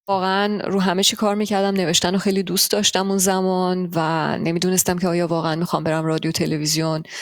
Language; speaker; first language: Persian; early bilingual, heritage; Persian